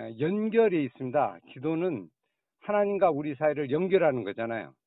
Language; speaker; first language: Korean; native; Korean